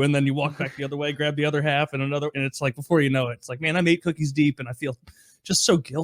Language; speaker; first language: English; native; English